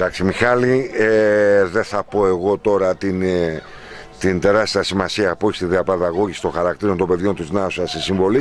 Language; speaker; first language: Greek; native; Greek